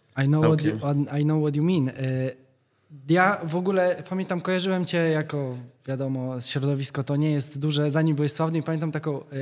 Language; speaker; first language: Polish; native; Polish